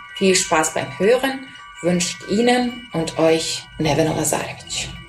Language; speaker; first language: German; non-native, fluent; Serbian